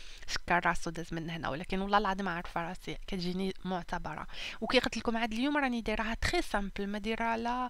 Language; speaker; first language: Arabic; native; Arabic